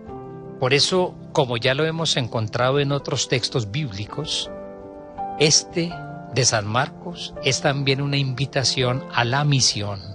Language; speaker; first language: Spanish; native; Spanish